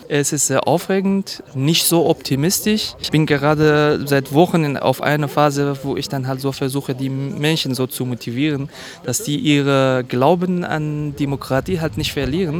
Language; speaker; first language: German; non-native, fluent; Kurdish